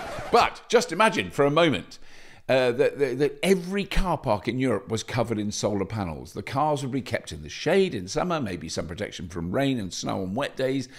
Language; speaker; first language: English; native; English